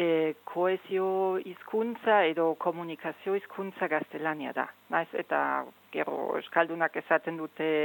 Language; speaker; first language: Basque; non-native, fluent; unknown